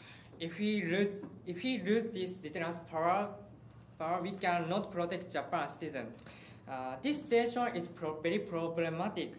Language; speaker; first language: English; non-native, learner; Japanese